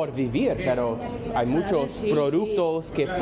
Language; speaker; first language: Spanish; non-native, learner; English